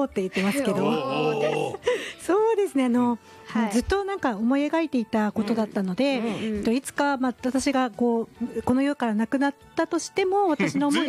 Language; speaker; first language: Japanese; native; Japanese